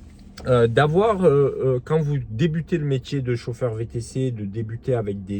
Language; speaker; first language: French; native; French